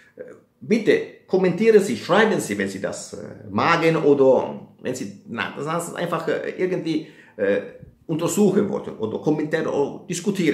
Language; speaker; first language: German; non-native, fluent; Italian